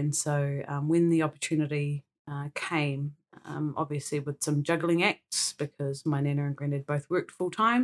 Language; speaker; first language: English; native; English